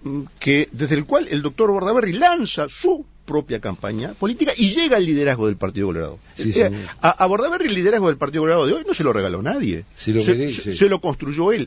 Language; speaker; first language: Spanish; native; Spanish